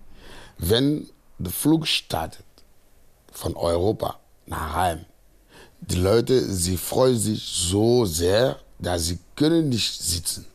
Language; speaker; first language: German; non-native, fluent; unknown